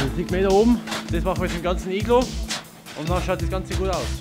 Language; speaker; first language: German; native; German